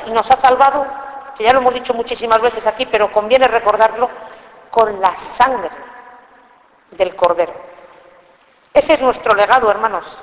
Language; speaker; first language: Spanish; native; Spanish